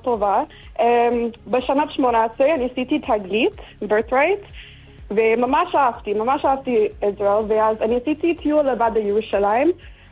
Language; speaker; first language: Hebrew; non-native, learner; English